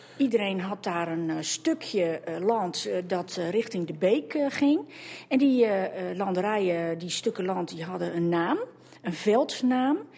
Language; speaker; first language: Dutch; native; Dutch